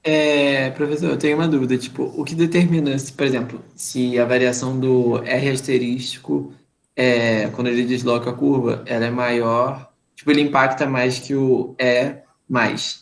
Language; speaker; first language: Portuguese; native; Portuguese